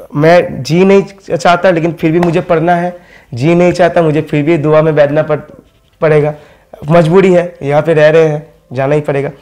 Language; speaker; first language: Hindi; non-native, local second language; Bangla